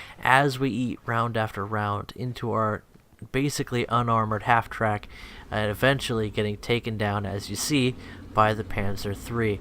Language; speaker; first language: English; native; English